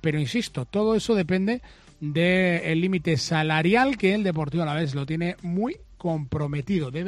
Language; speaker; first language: Spanish; native; Spanish